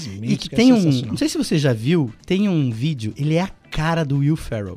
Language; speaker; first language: Portuguese; native; Portuguese